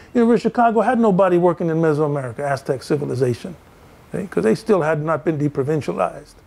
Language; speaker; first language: English; early bilingual, other home language; Spanish